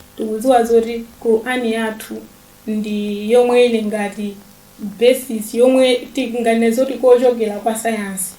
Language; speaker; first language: Nyanja; native; Nyanja